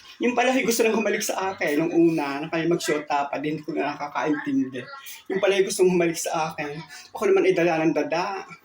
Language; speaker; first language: Filipino; native; Filipino